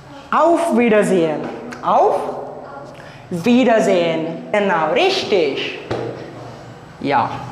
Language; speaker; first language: German; non-native, fluent; Marathi